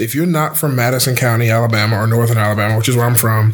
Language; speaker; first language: English; native; English